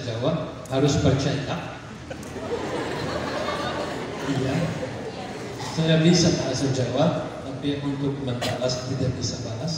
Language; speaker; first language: Indonesian; non-native, learner; Arabic